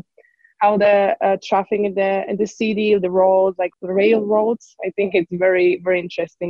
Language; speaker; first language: English; non-native, fluent; Polish